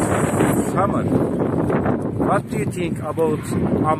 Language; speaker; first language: English; non-native, learner; Turkish